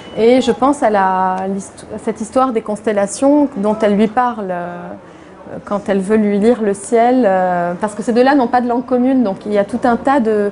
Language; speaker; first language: French; non-native, local second language; Arabic